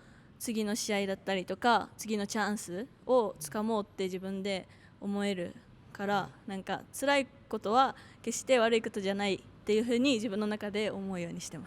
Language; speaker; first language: Japanese; native; Japanese